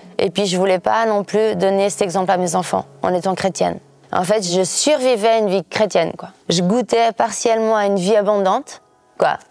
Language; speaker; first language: French; early bilingual, other home language; Portuguese